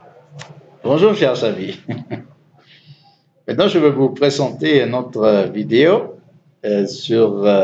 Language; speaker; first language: French; non-native, learner; German